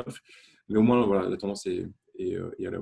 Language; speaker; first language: French; native; French